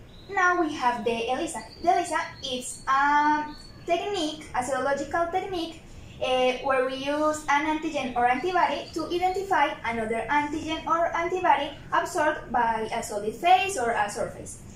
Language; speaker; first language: English; non-native, fluent; Spanish